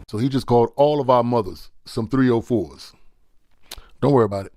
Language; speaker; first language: English; native; English